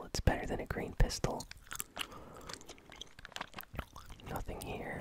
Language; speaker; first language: English; native; English